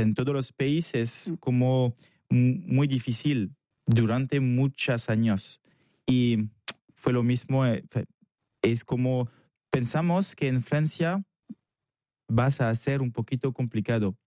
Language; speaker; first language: Spanish; non-native, learner; French